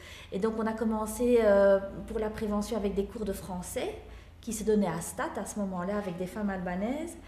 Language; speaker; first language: French; native; French